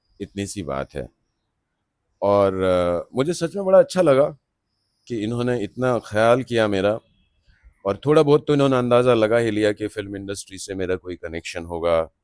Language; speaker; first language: Hindi; non-native, local second language; Maithili